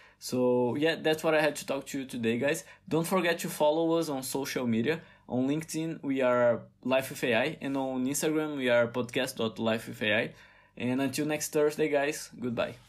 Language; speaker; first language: English; non-native, fluent; Portuguese